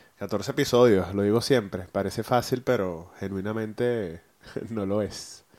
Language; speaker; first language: Spanish; native; Spanish